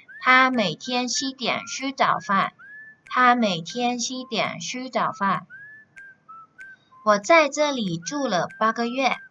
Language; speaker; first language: Chinese; non-native, fluent; Thai